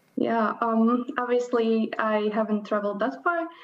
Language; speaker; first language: English; non-native, fluent; Latvian